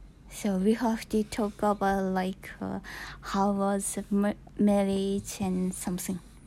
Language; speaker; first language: English; non-native, learner; Japanese